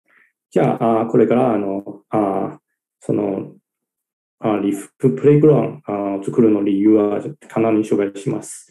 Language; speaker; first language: Japanese; non-native, learner; Chinese